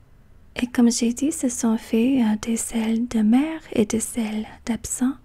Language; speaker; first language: French; non-native, learner; English